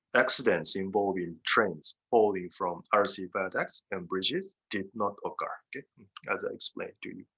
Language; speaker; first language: English; non-native, fluent; Japanese